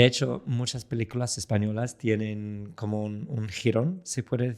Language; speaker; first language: Spanish; non-native, fluent; English